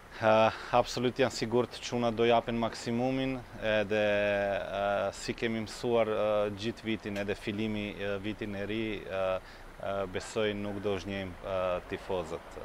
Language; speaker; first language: Albanian; non-native, fluent; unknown